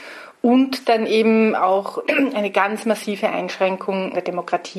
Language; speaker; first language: German; native; German